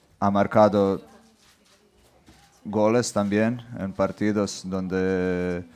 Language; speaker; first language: Spanish; non-native, fluent; Croatian